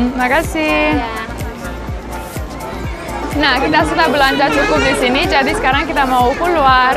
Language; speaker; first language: Indonesian; non-native, fluent; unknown